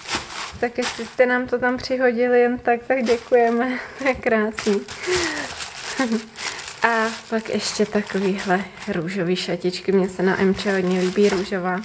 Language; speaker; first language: Czech; native; Czech